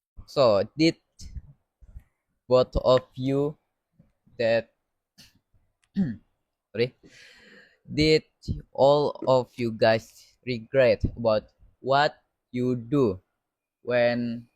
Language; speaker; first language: English; non-native, learner; Indonesian